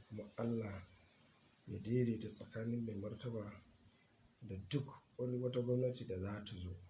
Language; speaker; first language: Hausa; native; Hausa